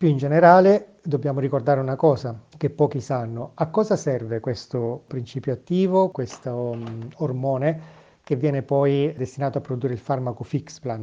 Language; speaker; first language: Italian; native; Italian